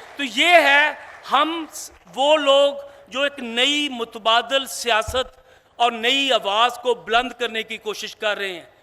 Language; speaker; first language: Urdu; non-native, local second language; Punjabi